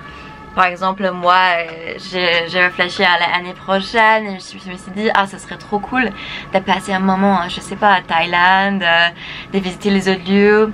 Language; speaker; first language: French; non-native, fluent; English